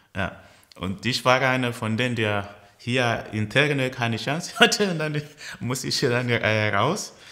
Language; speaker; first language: German; early bilingual, other home language; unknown